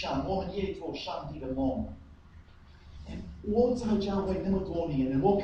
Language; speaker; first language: Chinese; non-native, fluent; English